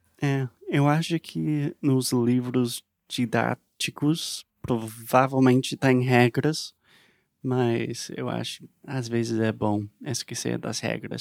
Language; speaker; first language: Portuguese; non-native, learner; English